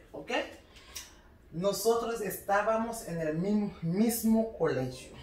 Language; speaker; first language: Spanish; non-native, learner; Haitian Creole